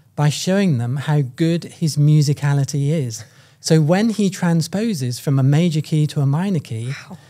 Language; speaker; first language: English; native; English